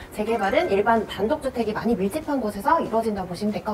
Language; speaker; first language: Korean; native; Korean